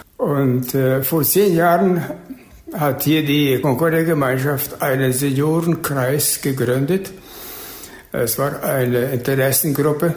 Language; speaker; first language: German; early bilingual, heritage; German